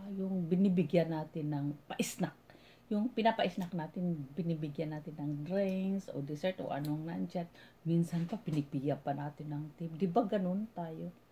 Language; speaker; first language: Filipino; non-native, local second language; Cebuano